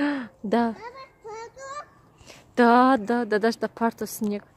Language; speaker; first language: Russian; non-native, learner; Tajik